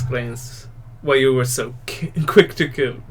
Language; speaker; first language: English; non-native, fluent; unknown